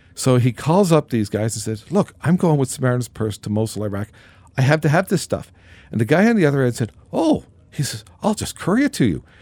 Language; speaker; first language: English; native; English